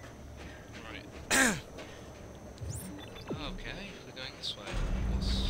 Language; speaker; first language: English; native; English